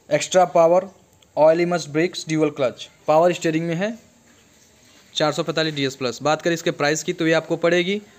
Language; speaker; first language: Hindi; native; Hindi